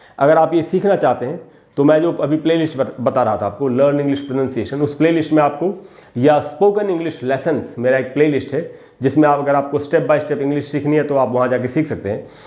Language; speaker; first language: Hindi; native; Hindi